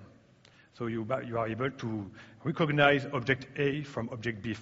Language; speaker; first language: English; non-native, fluent; French